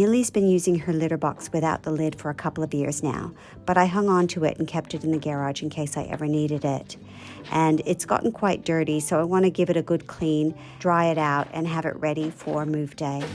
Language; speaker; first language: English; native; English